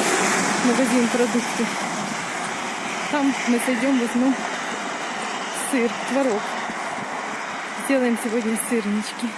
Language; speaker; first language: Russian; native; Russian